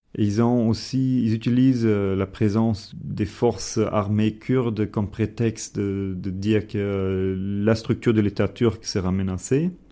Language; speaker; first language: French; non-native, fluent; German